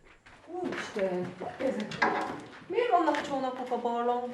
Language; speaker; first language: Hungarian; non-native, learner; Korean